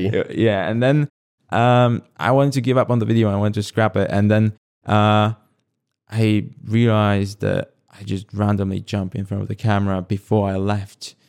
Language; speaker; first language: English; non-native, fluent; Slovak